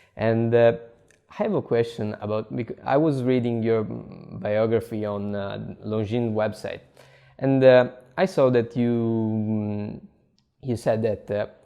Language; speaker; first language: English; non-native, fluent; Italian